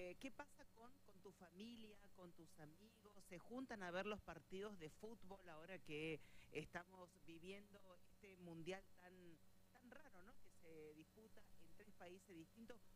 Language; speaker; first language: Spanish; native; Spanish